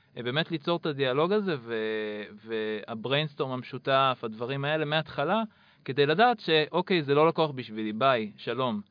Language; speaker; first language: Hebrew; native; Hebrew